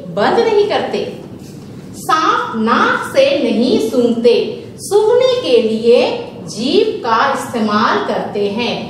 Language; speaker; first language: Hindi; native; Hindi